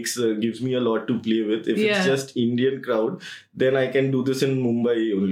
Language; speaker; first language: English; non-native, local second language; Bangla